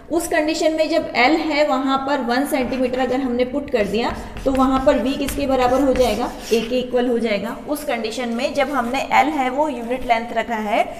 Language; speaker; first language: Hindi; native; Hindi